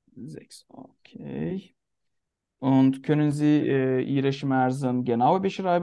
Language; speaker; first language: German; non-native, learner; Turkish